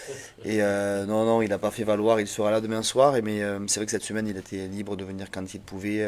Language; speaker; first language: French; native; French